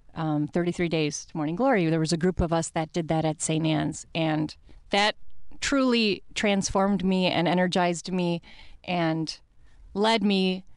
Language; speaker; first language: English; early bilingual, other home language; Italian